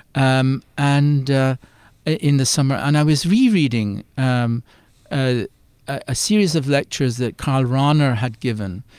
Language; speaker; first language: English; native; English